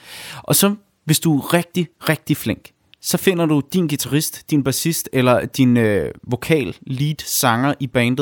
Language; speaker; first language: Danish; native; Danish